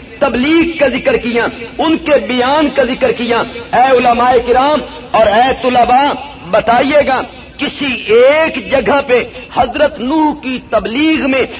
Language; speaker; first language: Urdu; non-native, local second language; Punjabi